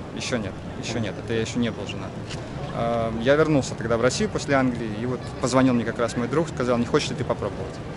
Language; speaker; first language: Russian; native; Russian